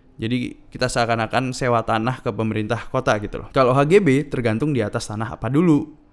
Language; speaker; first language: Indonesian; native; Indonesian